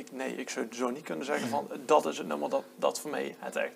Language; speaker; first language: Dutch; native; Dutch